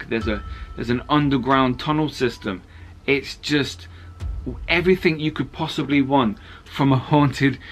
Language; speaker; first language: English; native; English